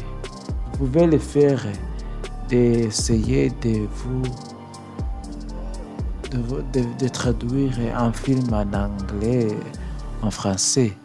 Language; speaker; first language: French; non-native, learner; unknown